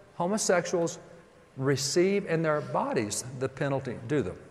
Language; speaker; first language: English; native; English